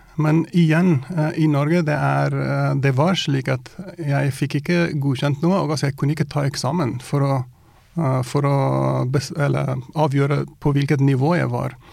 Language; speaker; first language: Norwegian; non-native, fluent; Persian